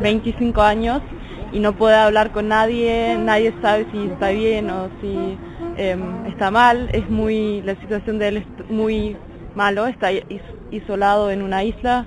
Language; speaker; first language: Spanish; non-native, learner; German